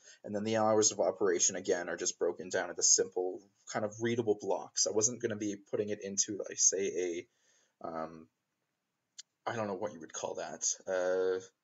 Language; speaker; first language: English; native; English